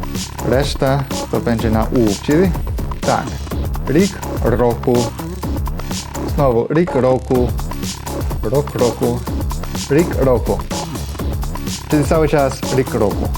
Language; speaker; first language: Polish; non-native, fluent; English